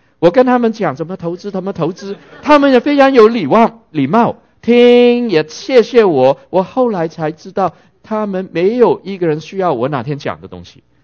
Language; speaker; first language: Chinese; non-native, local second language; Cantonese